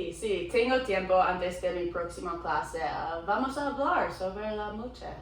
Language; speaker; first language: Spanish; non-native, learner; English